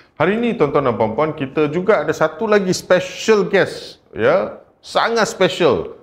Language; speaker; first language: Malay; native; Malay